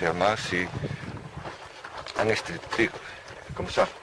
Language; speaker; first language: French; non-native, learner; Spanish